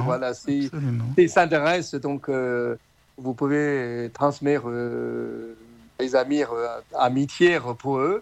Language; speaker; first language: French; non-native, fluent; Chinese